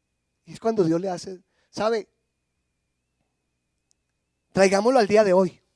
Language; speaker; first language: Spanish; native; Spanish